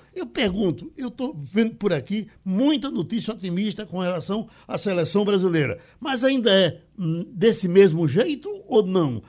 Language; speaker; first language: Portuguese; native; Portuguese